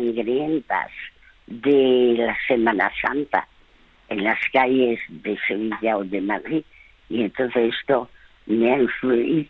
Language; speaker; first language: Spanish; early bilingual, other home language; French